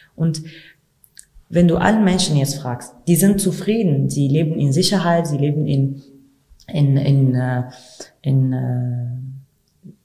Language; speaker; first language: German; non-native, fluent; Arabic